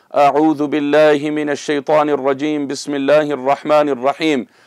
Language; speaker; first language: Arabic; non-native, fluent; English